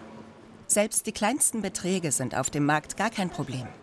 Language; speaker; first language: German; native; German